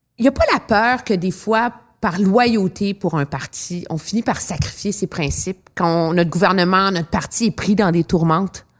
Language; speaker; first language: French; native; French